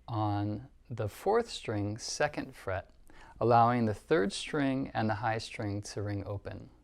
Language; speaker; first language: English; native; English